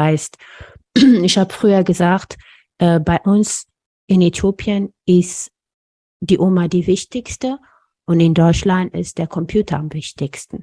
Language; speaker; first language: German; non-native, fluent; Amharic